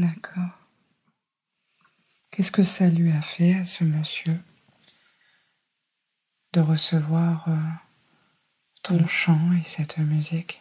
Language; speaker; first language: French; native; French